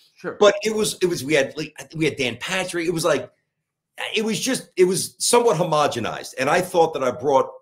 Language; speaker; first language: English; native; English